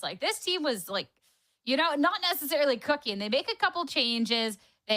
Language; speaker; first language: English; native; English